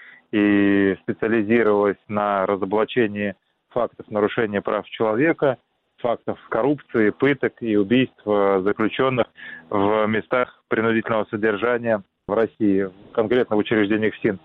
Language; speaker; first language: Russian; native; Russian